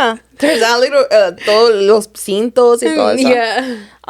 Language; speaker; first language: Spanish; early bilingual, heritage; Spanish